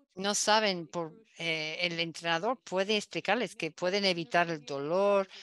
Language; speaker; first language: Spanish; non-native, fluent; Dutch